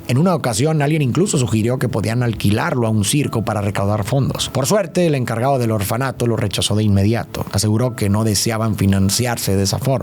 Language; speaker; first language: Spanish; native; Spanish